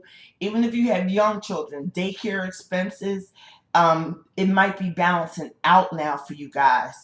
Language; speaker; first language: English; native; English